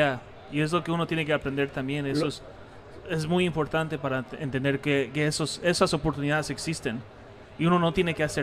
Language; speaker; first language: Spanish; early bilingual, heritage; Spanish